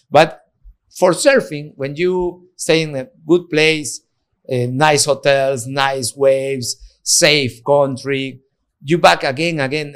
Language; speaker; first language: English; non-native, learner; Spanish